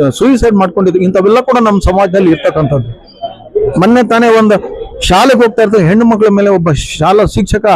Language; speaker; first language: Kannada; non-native, local second language; Lambadi